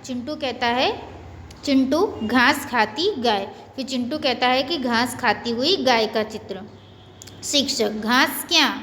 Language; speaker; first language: Hindi; non-native, local second language; Gujarati